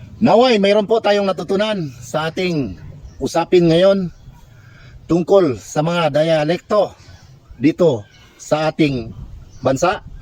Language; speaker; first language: Filipino; non-native, local second language; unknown